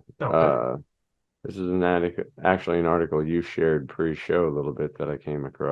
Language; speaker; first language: English; native; English